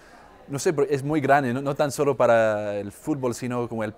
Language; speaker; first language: Spanish; non-native, fluent; English